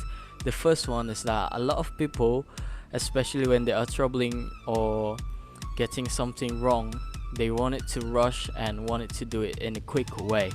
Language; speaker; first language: English; non-native, fluent; Indonesian